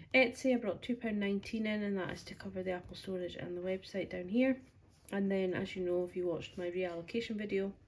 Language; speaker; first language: English; native; English